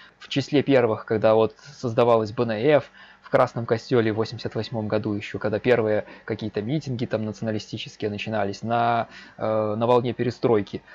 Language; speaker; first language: Russian; native; Russian